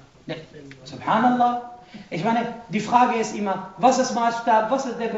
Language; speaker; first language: German; non-native, fluent; Arabic